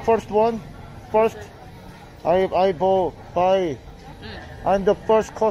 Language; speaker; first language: English; non-native, learner; Korean